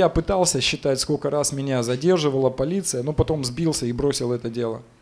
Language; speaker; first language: Russian; native; Russian